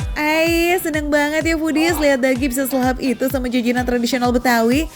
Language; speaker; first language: Indonesian; native; Indonesian